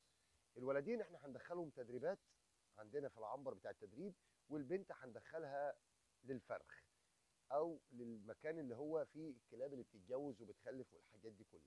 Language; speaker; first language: Arabic; native; Arabic